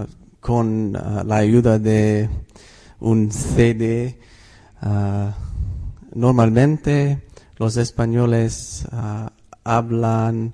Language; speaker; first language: Spanish; non-native, fluent; English